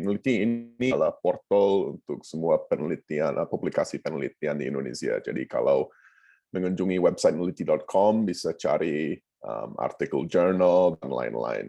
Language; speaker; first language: Indonesian; non-native, fluent; English